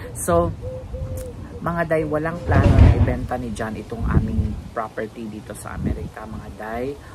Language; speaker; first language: Filipino; non-native, local second language; Cebuano